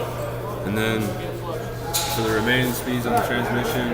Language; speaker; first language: English; native; English